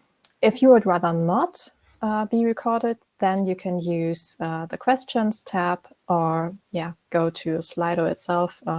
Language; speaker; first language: English; non-native, fluent; German